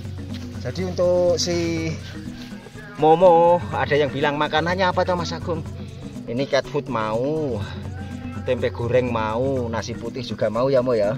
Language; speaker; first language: Indonesian; non-native, local second language; Javanese